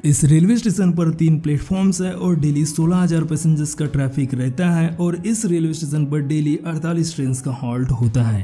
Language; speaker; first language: Hindi; non-native, local second language; Marathi